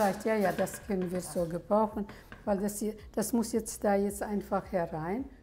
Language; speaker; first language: German; early bilingual, heritage; German